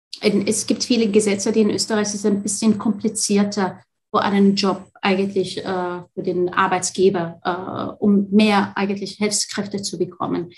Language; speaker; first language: German; non-native, fluent; Arabic